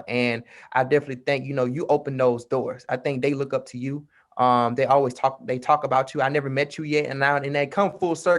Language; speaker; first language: English; native; English